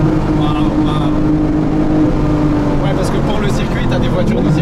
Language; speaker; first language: French; native; French